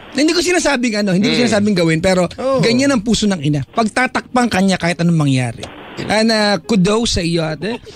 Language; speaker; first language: Filipino; native; Filipino